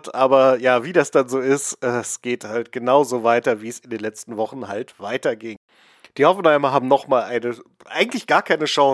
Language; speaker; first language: German; native; German